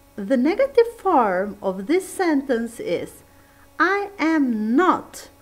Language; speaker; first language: English; non-native, fluent; Turkish